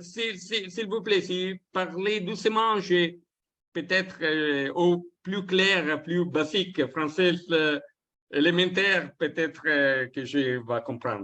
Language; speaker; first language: French; non-native, learner; Italian